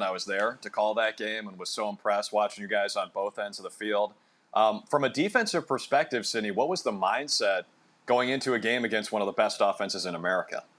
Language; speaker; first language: English; native; English